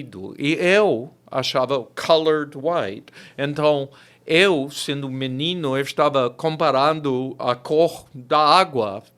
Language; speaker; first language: Portuguese; non-native, fluent; English